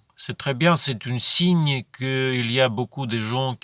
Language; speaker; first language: French; non-native, fluent; Ukrainian